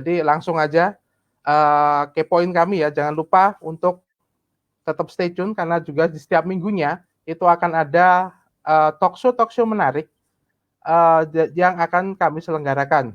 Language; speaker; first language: Indonesian; native; Indonesian